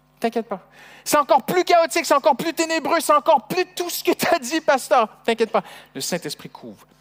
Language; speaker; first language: French; native; French